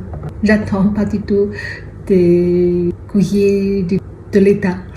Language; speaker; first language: French; non-native, fluent; Chinese